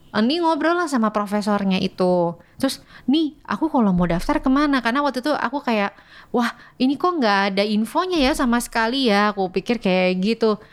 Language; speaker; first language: Indonesian; native; Indonesian